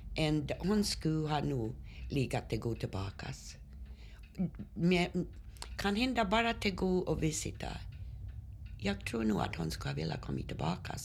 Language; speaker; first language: Swedish; early bilingual, heritage; Swedish